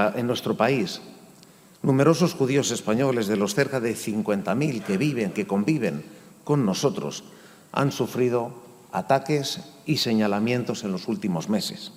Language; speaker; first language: Spanish; native; Spanish